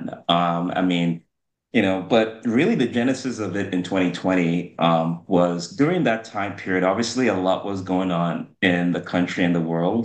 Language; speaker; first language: English; non-native, local second language; Yoruba